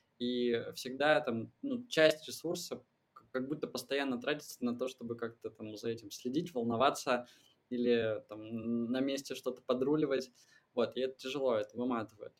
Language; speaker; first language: Russian; native; Russian